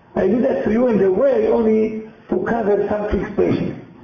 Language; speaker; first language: English; non-native, learner; Hebrew